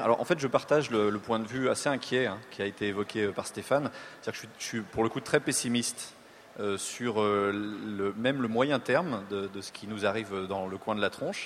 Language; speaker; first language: French; native; French